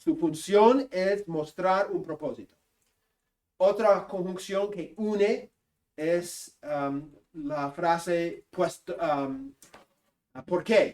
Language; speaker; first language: Spanish; non-native, fluent; English